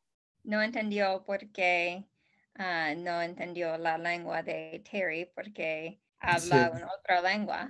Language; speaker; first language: Spanish; non-native, learner; English